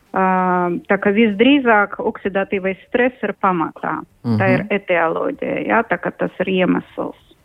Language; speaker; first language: Latvian; non-native, local second language; Russian